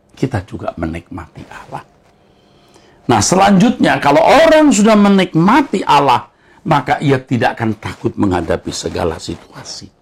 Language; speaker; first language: Indonesian; native; Indonesian